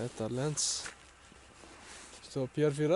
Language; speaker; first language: Russian; non-native, learner; French